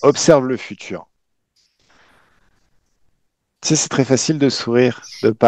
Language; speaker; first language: French; native; French